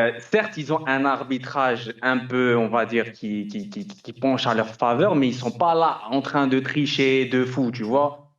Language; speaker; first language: French; early bilingual, other home language; Arabic